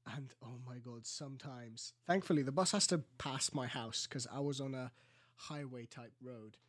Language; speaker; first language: English; early bilingual, other home language; Greek